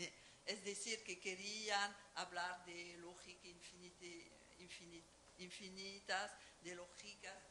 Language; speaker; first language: Spanish; non-native, fluent; French